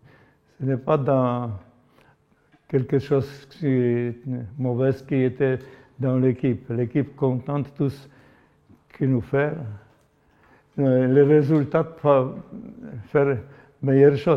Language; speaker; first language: French; non-native, learner; Polish